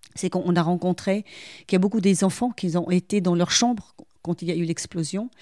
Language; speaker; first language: French; non-native, local second language; Arabic